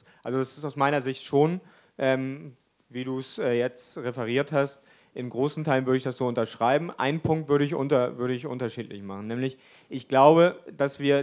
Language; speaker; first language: German; native; German